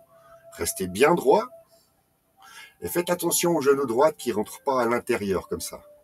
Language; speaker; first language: French; native; French